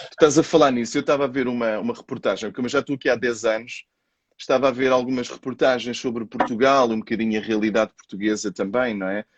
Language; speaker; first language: Portuguese; native; Portuguese